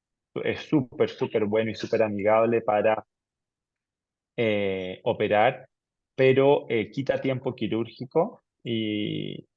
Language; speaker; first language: Spanish; native; Spanish